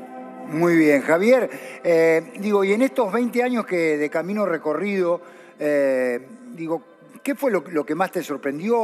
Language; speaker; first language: Spanish; native; Spanish